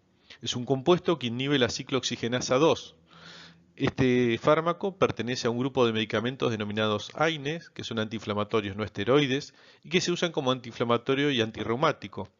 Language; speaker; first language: Spanish; native; Spanish